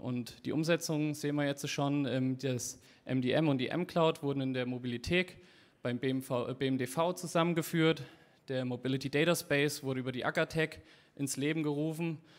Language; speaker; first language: German; native; German